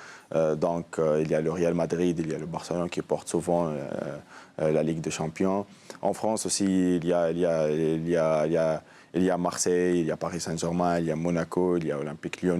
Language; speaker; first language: French; non-native, local second language; Arabic